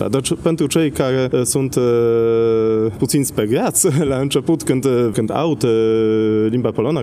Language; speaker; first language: Romanian; non-native, fluent; Polish